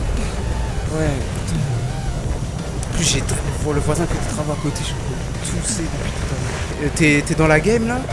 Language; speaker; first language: French; native; French